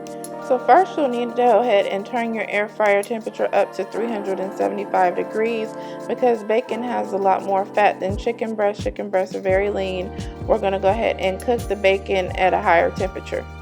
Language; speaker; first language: English; native; English